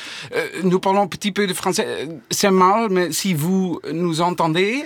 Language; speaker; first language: French; non-native, learner; Dutch